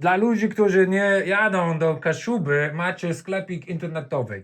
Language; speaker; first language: Polish; non-native, learner; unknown